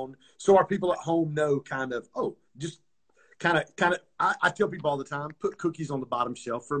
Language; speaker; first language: English; native; English